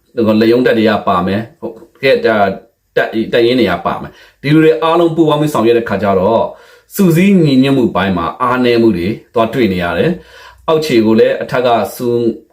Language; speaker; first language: Burmese; native; Burmese